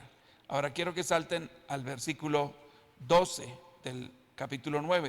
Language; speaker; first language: Spanish; native; Spanish